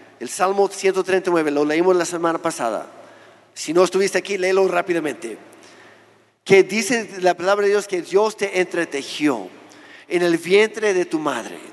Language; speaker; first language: Spanish; non-native, fluent; English